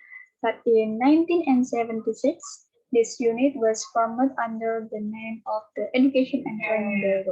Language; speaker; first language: English; non-native, learner; Indonesian